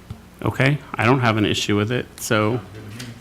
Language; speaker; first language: English; native; English